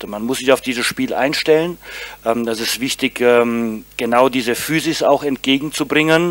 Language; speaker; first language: German; native; German